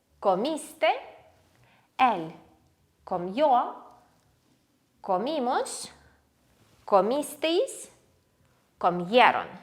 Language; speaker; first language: Spanish; non-native, fluent; Ukrainian